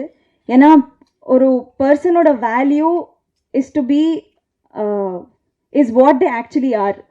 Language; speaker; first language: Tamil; non-native, learner; Telugu